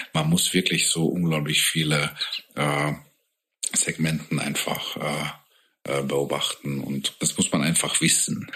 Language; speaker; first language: German; non-native, fluent; Hungarian